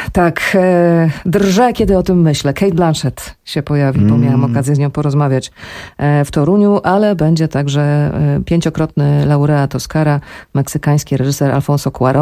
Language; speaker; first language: Polish; native; Polish